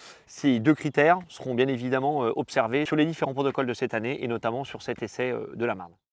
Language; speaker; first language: French; native; French